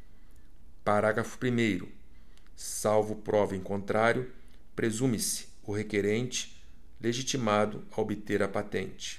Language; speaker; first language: Portuguese; native; Portuguese